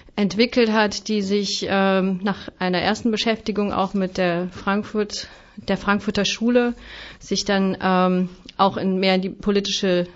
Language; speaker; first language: German; native; German